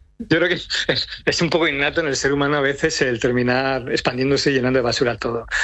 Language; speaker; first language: Spanish; native; Spanish